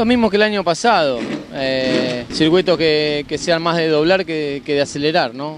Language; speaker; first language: Spanish; native; Spanish